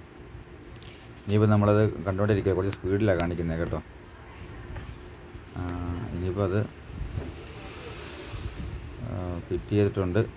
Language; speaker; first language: Malayalam; native; Malayalam